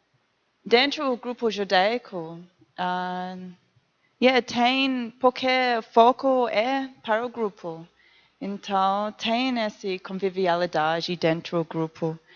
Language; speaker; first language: Portuguese; non-native, learner; English